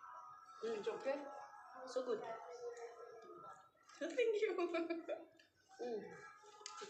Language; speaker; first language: English; non-native, learner; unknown